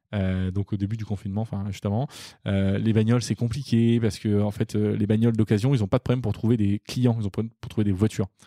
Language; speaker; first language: French; native; French